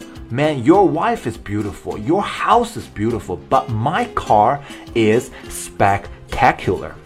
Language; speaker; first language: English; non-native, fluent; Chinese